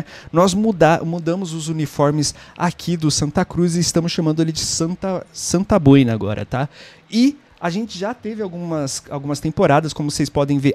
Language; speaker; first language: Portuguese; native; Portuguese